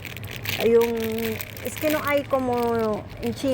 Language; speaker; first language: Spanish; non-native, learner; Filipino